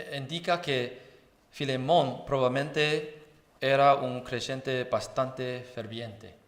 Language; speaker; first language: Spanish; non-native, fluent; Chinese